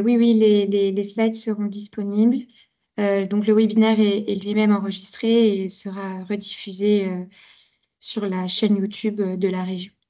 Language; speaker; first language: French; native; French